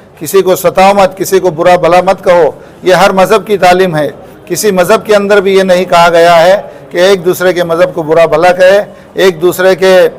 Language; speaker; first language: Urdu; native; Urdu